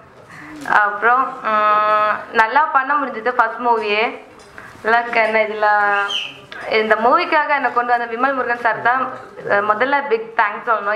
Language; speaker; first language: Tamil; non-native, learner; Malayalam